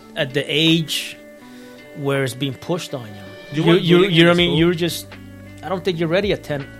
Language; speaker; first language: English; early bilingual, other home language; Spanish